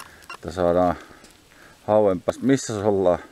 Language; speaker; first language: Finnish; native; Finnish